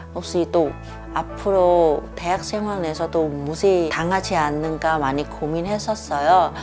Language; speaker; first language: Korean; non-native, learner; Vietnamese